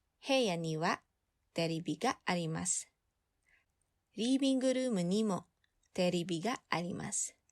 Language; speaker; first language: Japanese; non-native, fluent; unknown